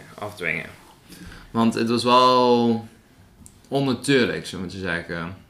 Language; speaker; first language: Dutch; early bilingual, other home language; Afrikaans